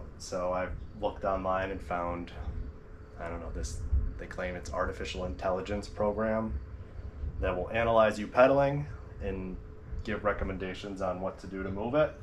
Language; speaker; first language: English; native; English